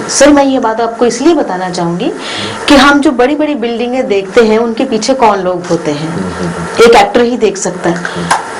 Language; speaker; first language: Hindi; non-native, local second language; Punjabi